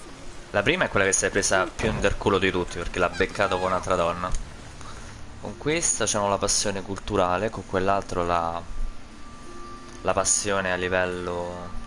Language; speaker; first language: Italian; native; Italian